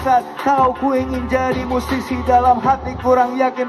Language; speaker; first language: Indonesian; native; Indonesian